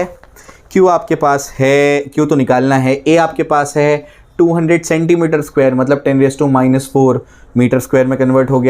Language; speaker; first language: Hindi; native; Hindi